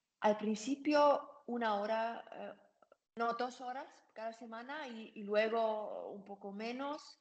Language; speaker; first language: Spanish; non-native, learner; German